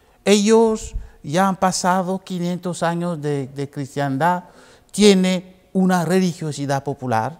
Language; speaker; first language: Spanish; non-native, fluent; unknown